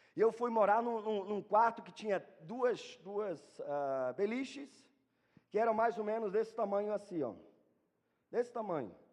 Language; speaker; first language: Portuguese; non-native, fluent; German